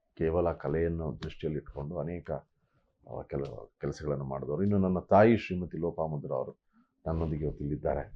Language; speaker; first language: Kannada; native; Kannada